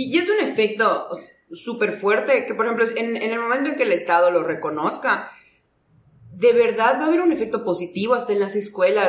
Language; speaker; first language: Spanish; native; Spanish